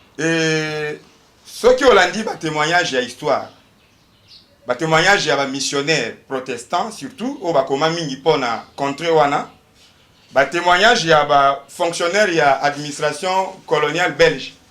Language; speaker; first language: Lingala; native; Lingala